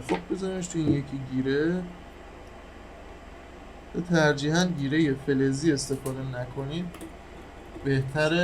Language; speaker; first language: Persian; native; Persian